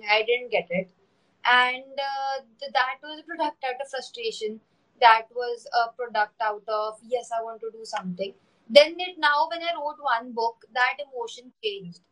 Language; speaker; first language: English; non-native, local second language; Hindi